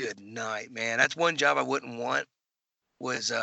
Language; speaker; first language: English; native; English